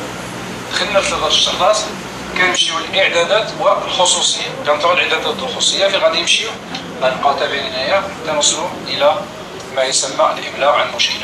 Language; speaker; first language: Arabic; native; Arabic